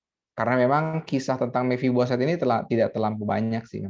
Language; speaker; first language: Indonesian; native; Indonesian